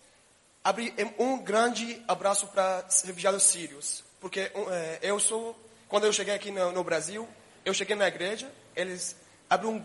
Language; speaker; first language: Portuguese; non-native, learner; Arabic